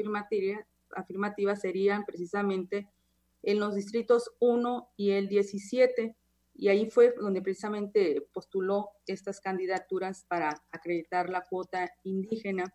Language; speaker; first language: Spanish; native; Spanish